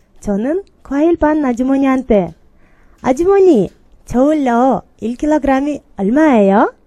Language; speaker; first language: Korean; non-native, learner; Kyrgyz